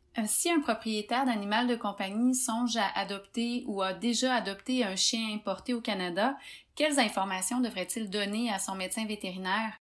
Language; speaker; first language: French; native; French